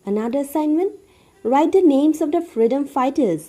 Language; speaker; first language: English; non-native, local second language; Assamese